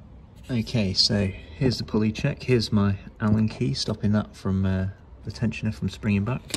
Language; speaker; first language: English; native; English